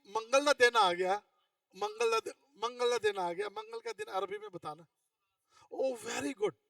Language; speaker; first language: Urdu; non-native, local second language; Punjabi